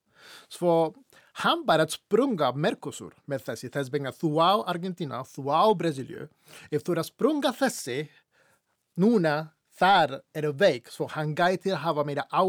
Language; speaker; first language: Icelandic; non-native, fluent; Spanish